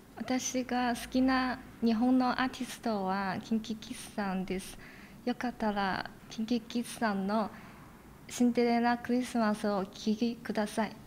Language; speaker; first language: Japanese; non-native, fluent; Chinese